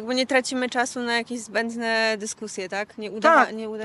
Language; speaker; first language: Polish; native; Polish